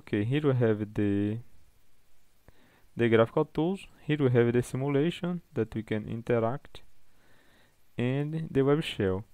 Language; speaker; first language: English; non-native, fluent; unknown